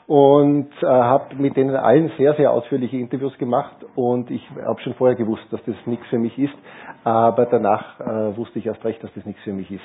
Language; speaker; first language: German; native; German